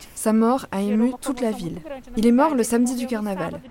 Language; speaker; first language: French; non-native, fluent; Portuguese